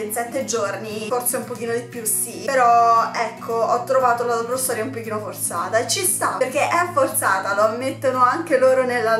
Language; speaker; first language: Italian; native; Italian